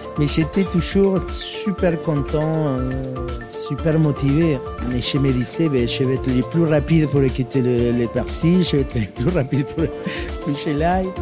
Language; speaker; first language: French; non-native, fluent; Spanish